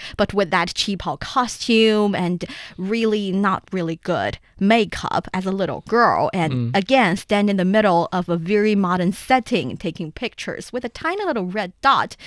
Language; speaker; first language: English; non-native, fluent; Chinese